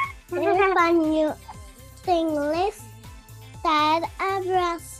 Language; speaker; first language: Spanish; early bilingual, heritage; Spanish